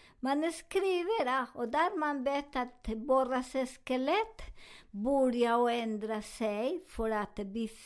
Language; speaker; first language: Swedish; non-native, learner; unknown